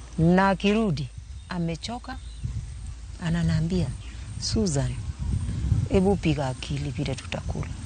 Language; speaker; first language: Swahili; non-native, local second language; Luo (Kenya and Tanzania)